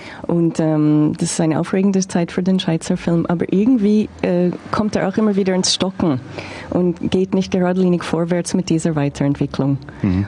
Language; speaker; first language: German; non-native, fluent; English